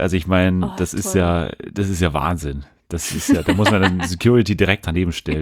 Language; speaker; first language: German; native; German